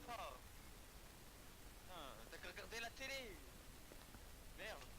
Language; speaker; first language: French; native; French